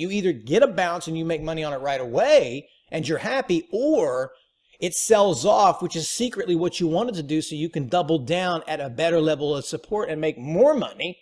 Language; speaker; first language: English; native; English